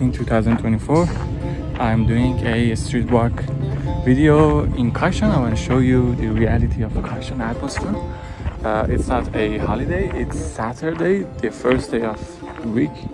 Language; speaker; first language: English; non-native, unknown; Persian